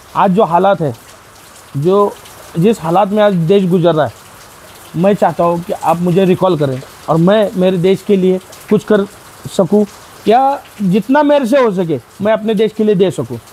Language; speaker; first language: Hindi; non-native, local second language; Marathi